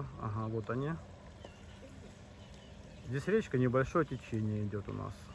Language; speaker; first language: Russian; native; Russian